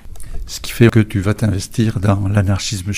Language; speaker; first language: French; native; French